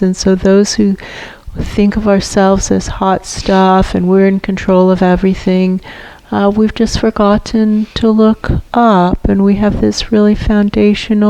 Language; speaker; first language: English; native; English